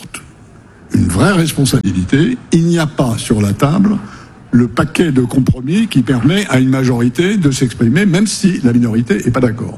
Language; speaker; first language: French; native; French